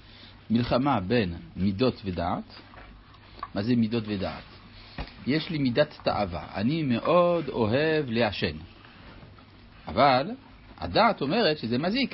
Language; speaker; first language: Hebrew; native; Hebrew